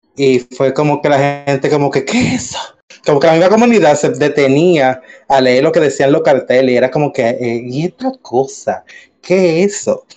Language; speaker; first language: Spanish; native; Spanish